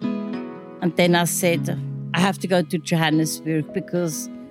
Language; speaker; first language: English; non-native, fluent; Swiss German